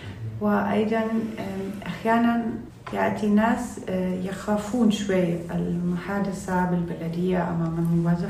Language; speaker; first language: Arabic; non-native, learner; Russian